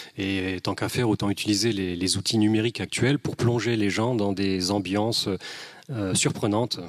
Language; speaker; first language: French; native; French